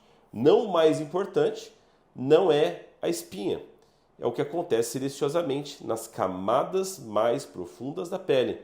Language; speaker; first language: Portuguese; native; Portuguese